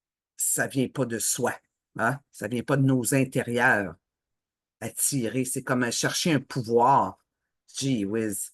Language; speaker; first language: French; native; French